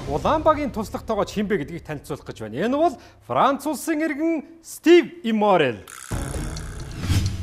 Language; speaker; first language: Mongolian; native; Mongolian